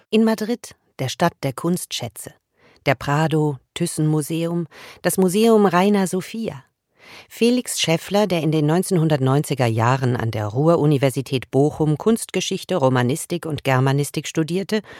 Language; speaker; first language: German; native; German